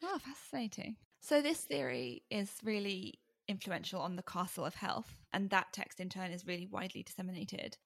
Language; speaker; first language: English; native; English